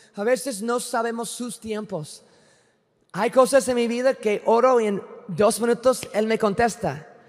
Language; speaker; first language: Spanish; non-native, fluent; English